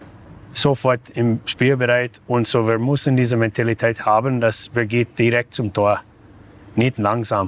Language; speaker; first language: German; non-native, learner; English